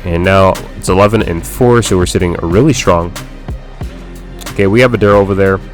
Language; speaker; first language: English; native; English